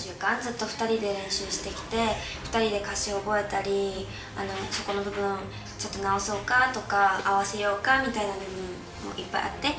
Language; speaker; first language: Japanese; native; Japanese